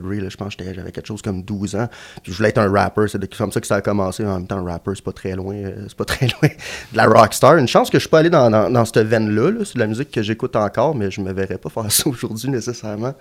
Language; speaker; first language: French; native; French